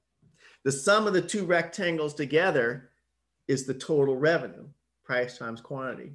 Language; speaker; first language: English; native; English